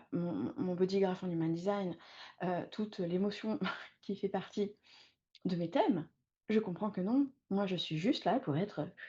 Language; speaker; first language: French; native; French